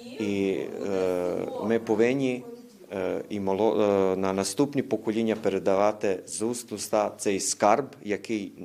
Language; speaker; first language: Ukrainian; early bilingual, heritage; Ukrainian